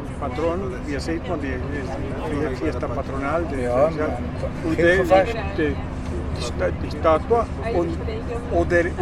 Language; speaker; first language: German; early bilingual, heritage; Spanish